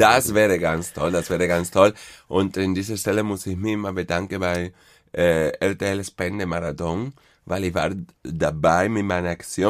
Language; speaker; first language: German; non-native, fluent; Spanish